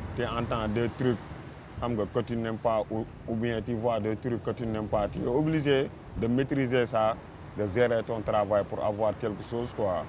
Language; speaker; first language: French; non-native, local second language; Wolof